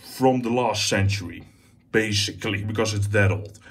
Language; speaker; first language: English; non-native, fluent; Dutch